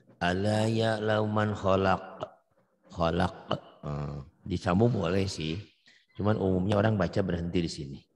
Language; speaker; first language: Indonesian; non-native, local second language; Sundanese